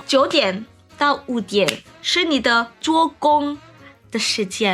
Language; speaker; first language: Chinese; non-native, learner; English